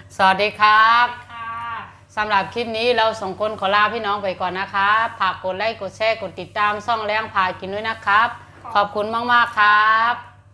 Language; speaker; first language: Thai; native; Thai